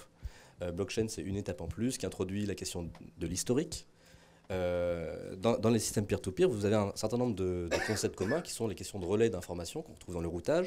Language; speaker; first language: French; native; French